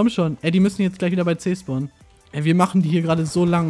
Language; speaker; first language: German; native; German